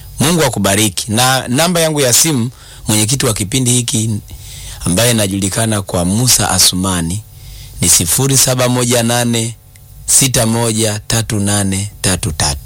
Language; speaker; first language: Swahili; native; Swahili